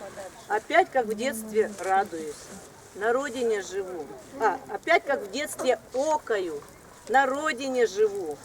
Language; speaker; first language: Russian; native; Russian